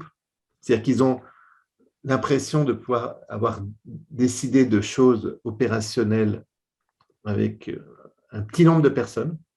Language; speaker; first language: French; native; French